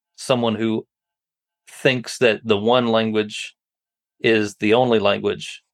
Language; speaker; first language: English; native; English